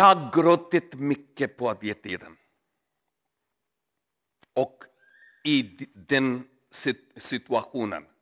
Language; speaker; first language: Swedish; non-native, learner; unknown